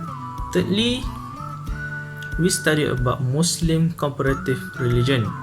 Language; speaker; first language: English; non-native, learner; Malay